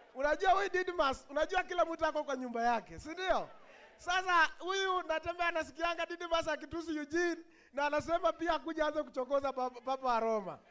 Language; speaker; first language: Swahili; non-native, local second language; Luyia